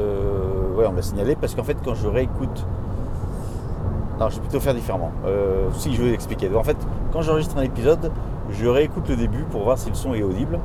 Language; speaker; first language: French; native; French